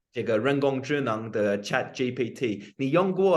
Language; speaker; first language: Chinese; non-native, fluent; English